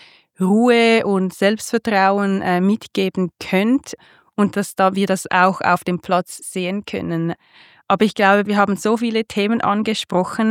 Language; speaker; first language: German; native; German